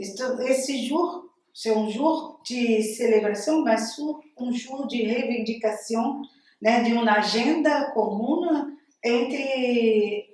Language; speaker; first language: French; non-native, learner; Portuguese